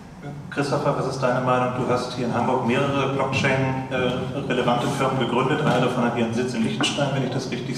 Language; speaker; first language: German; native; German